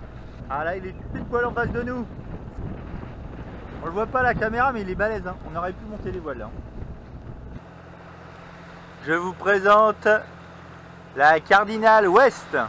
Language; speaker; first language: French; native; French